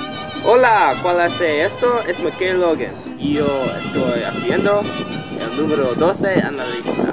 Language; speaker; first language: Spanish; non-native, learner; English